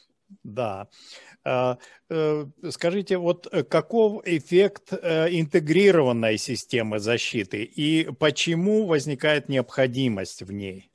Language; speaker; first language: Russian; native; Russian